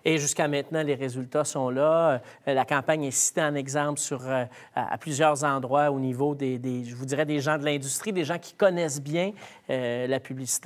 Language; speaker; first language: French; native; French